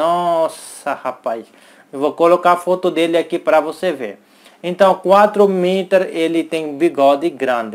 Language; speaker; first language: Portuguese; non-native, learner; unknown